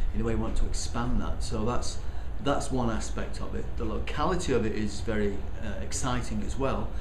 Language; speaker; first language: English; native; English